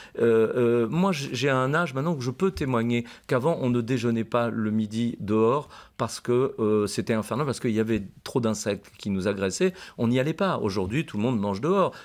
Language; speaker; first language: French; native; French